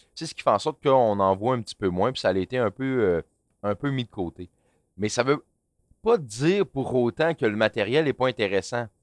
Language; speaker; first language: French; native; French